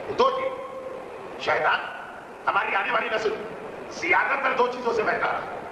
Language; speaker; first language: Urdu; native; Urdu